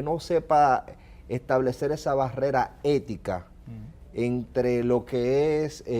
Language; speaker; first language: Spanish; native; Spanish